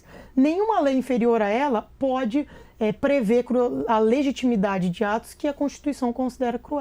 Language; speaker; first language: Portuguese; native; Portuguese